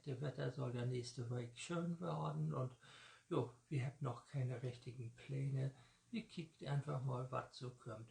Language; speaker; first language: German; native; German